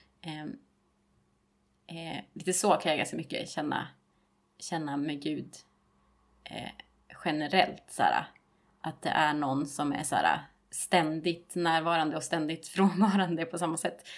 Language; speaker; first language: Swedish; native; Swedish